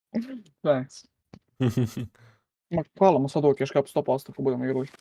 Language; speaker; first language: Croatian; non-native, learner; Macedonian